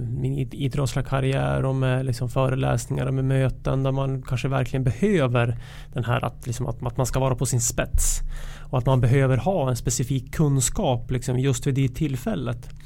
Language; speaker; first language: Swedish; native; Swedish